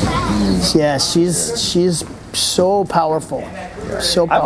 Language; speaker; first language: English; native; English